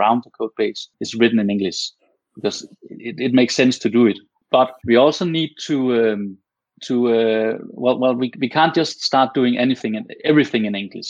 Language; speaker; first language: English; non-native, fluent; Danish